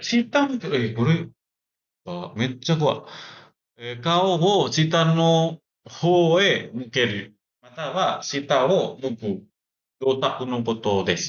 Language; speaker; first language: Japanese; non-native, learner; Indonesian